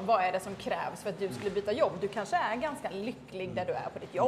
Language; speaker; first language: Swedish; native; Swedish